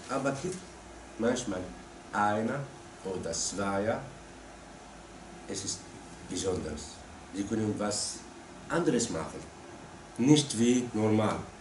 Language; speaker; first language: German; non-native, learner; Arabic